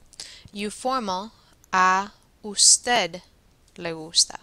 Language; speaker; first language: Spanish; non-native, fluent; English